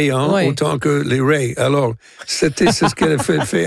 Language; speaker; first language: French; non-native, local second language; English